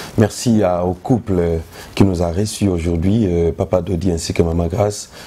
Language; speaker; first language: French; non-native, local second language; Lingala